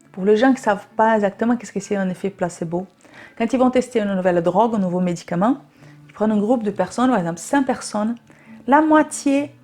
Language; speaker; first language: French; non-native, fluent; Portuguese